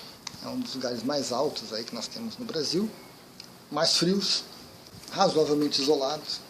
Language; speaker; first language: Portuguese; native; Portuguese